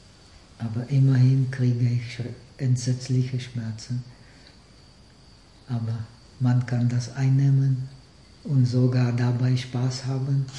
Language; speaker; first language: German; non-native, fluent; Czech